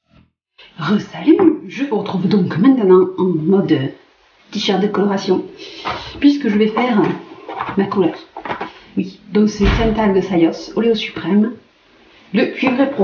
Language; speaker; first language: French; native; French